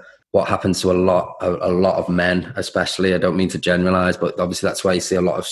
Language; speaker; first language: English; native; English